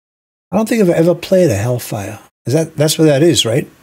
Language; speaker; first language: English; native; English